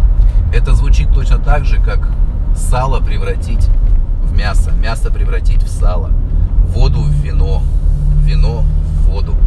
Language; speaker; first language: Russian; native; Russian